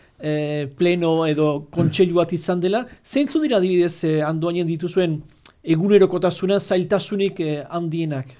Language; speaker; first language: Basque; native; Basque